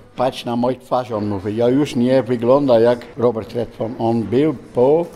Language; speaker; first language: Polish; non-native, learner; Dutch